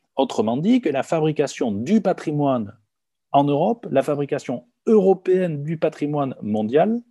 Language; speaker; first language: French; native; French